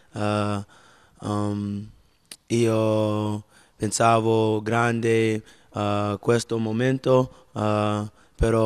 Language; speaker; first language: Italian; non-native, learner; English